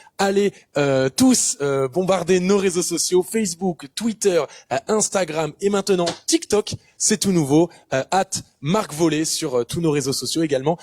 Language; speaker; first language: French; native; French